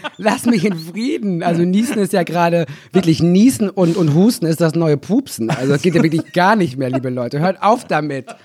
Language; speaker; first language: German; native; German